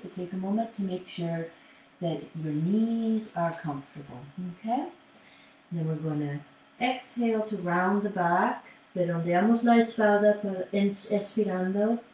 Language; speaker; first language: English; native; English